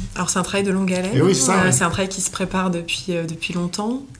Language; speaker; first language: French; native; French